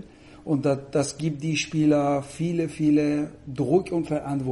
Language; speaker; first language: German; non-native, fluent; Persian